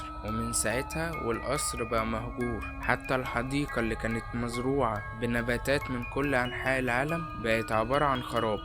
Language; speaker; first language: Arabic; native; Arabic